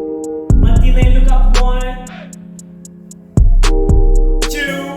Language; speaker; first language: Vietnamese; non-native, learner; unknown